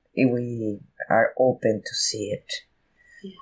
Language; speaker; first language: English; non-native, fluent; Spanish